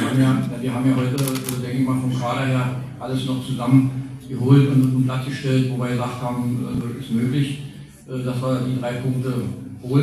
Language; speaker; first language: German; native; German